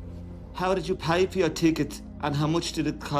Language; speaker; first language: English; native; English